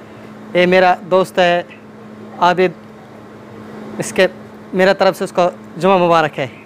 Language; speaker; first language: Hindi; non-native, local second language; Kashmiri